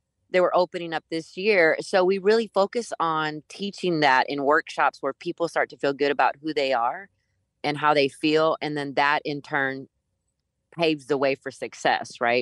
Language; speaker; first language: English; early bilingual, other home language; Spanish